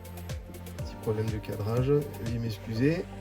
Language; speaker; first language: French; native; French